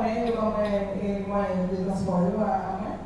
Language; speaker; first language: Spanish; non-native, fluent; Haitian Creole